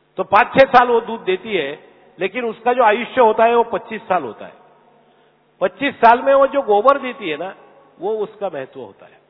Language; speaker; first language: Hindi; non-native, local second language; Marathi